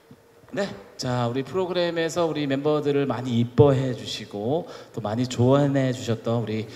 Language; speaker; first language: Korean; native; Korean